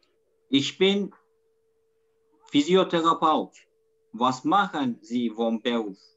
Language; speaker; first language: German; non-native, learner; Turkish